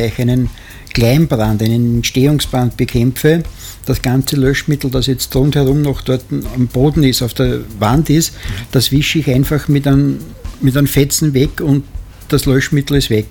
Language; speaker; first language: German; native; German